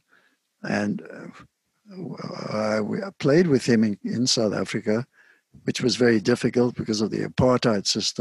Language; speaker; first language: English; native; English